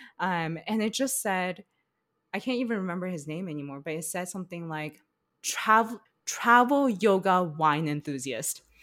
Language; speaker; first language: English; early bilingual, other home language; Chinese